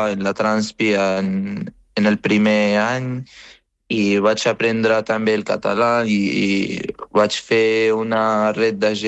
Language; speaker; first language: Catalan; non-native, fluent; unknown